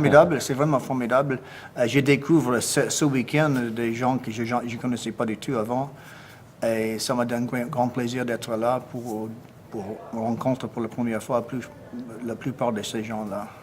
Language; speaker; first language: French; non-native, fluent; English